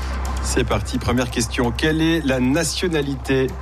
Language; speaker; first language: French; native; French